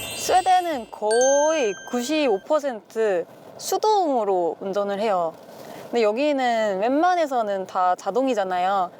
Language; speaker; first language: Korean; non-native, fluent; Swedish